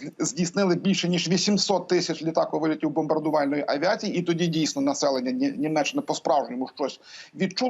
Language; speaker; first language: Ukrainian; native; Ukrainian